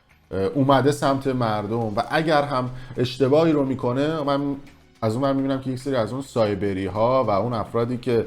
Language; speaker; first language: Persian; native; Persian